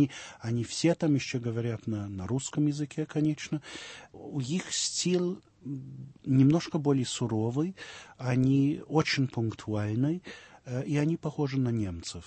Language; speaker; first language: Russian; early bilingual, heritage; Russian